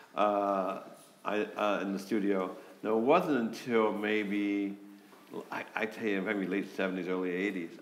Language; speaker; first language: English; native; English